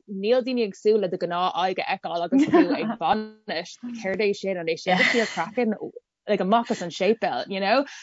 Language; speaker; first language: Irish; non-native, local second language; English